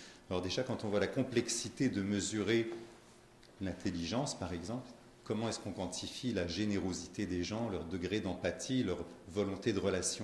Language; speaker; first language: French; native; French